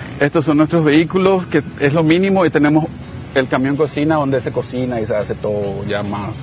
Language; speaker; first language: Spanish; native; Spanish